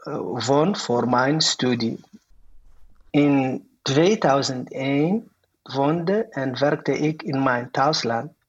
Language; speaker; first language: Dutch; non-native, learner; Arabic